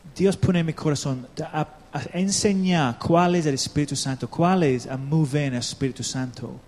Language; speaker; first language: Spanish; non-native, learner; English